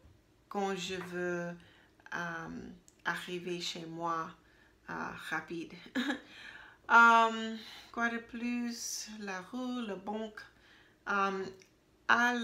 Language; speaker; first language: French; non-native, learner; English